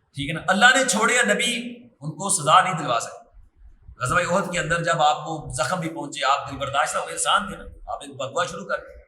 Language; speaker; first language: Urdu; non-native, local second language; Punjabi